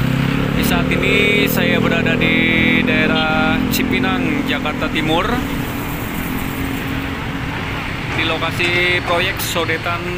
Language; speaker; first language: Indonesian; non-native, local second language; Javanese